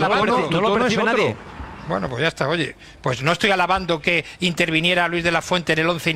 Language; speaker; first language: Spanish; native; Spanish